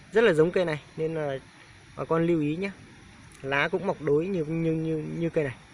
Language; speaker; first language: Vietnamese; native; Vietnamese